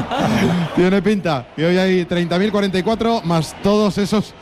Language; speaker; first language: Spanish; native; Spanish